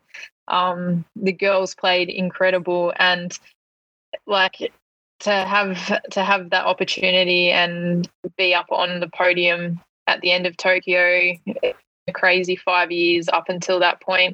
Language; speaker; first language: English; native; English